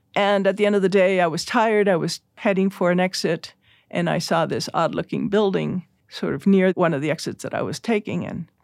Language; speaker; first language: English; early bilingual, other home language; Spanish